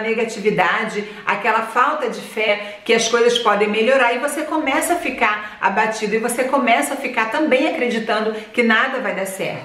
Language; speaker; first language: Portuguese; native; Portuguese